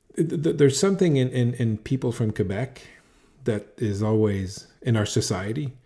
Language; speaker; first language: English; native; English